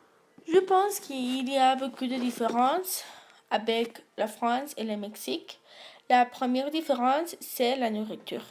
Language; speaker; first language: French; non-native, learner; Spanish